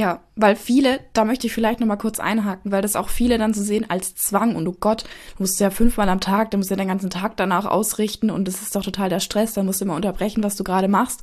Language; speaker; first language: German; native; German